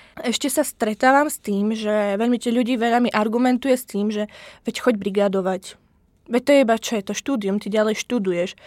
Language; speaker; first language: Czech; non-native, fluent; Slovak